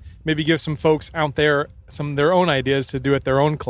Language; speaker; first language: English; native; English